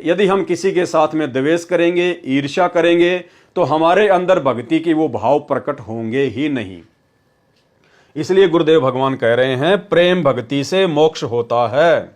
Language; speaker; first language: Hindi; native; Hindi